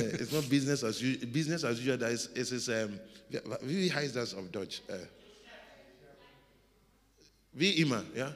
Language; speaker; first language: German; non-native, learner; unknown